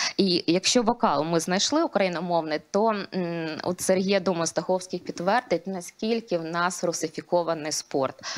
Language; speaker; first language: Ukrainian; non-native, local second language; Russian